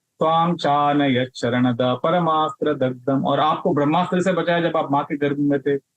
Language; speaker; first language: Hindi; non-native, local second language; Marathi